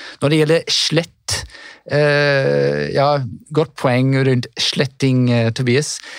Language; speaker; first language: Norwegian; non-native, fluent; English